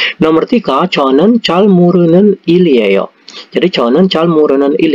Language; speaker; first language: Korean; non-native, learner; Indonesian